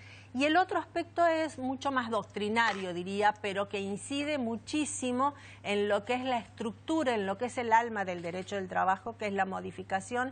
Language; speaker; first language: Spanish; native; Spanish